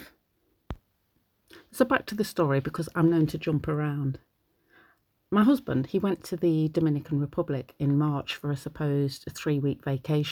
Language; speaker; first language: English; native; English